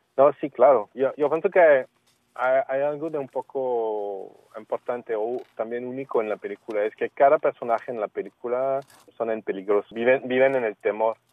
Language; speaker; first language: Spanish; non-native, fluent; French